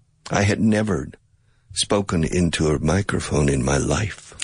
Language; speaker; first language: English; native; English